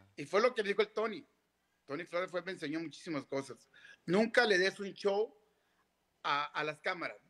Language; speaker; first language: Spanish; native; Spanish